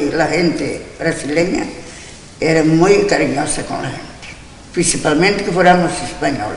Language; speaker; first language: Spanish; non-native, local second language; Galician